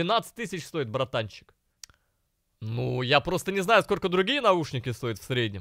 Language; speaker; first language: Russian; native; Russian